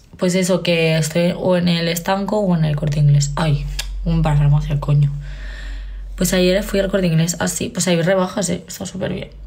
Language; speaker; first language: Spanish; native; Spanish